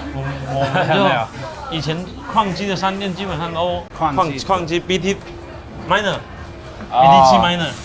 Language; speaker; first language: Chinese; native; Chinese